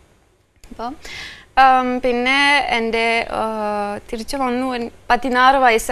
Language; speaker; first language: Malayalam; non-native, fluent; French